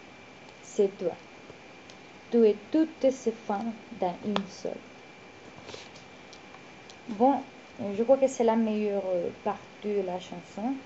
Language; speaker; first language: French; non-native, learner; Spanish